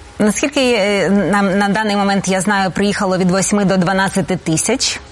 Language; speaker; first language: Ukrainian; native; Ukrainian